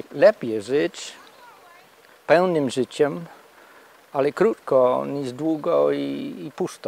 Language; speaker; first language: Polish; non-native, learner; English